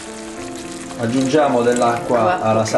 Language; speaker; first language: Italian; native; Italian